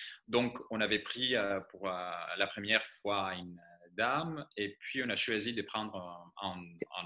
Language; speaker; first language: French; non-native, fluent; Greek